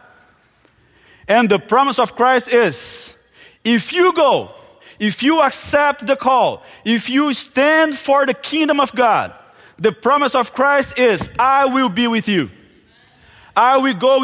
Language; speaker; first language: English; non-native, fluent; Portuguese